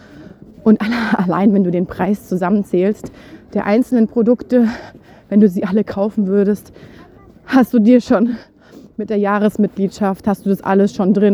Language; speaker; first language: German; native; German